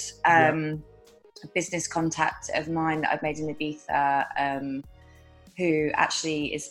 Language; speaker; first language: English; native; English